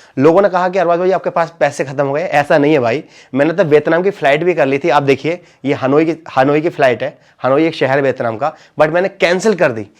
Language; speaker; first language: Hindi; native; Hindi